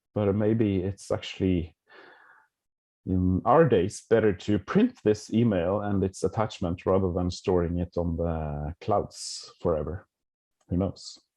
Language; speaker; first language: English; non-native, fluent; Norwegian